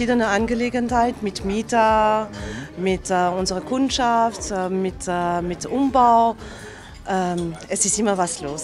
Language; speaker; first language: German; non-native, fluent; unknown